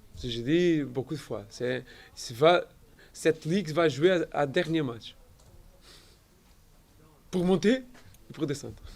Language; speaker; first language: French; non-native, learner; Portuguese